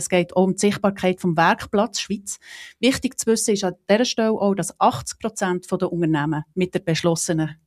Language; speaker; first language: German; native; German